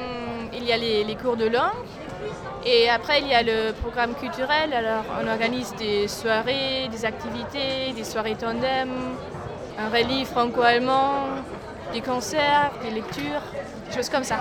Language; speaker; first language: French; non-native, fluent; German